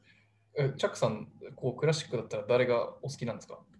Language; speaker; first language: Japanese; native; Japanese